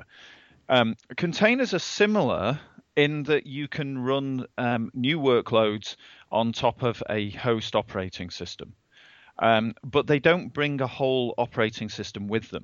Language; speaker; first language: English; native; English